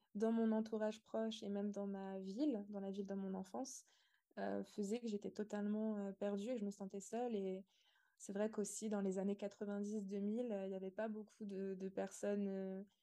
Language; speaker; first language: French; native; French